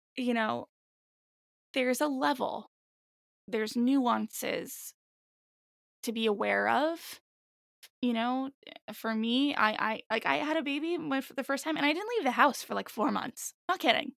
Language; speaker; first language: English; native; English